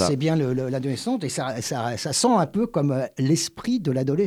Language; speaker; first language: French; native; French